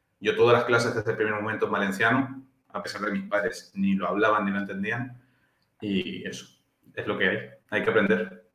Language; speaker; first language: Spanish; native; Spanish